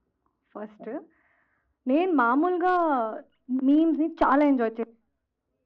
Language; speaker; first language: Telugu; non-native, fluent; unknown